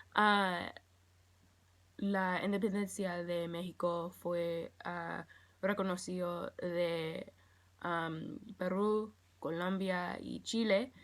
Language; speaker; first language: Spanish; non-native, learner; English